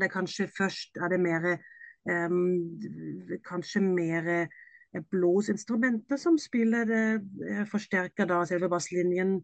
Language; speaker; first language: Norwegian; non-native, fluent; German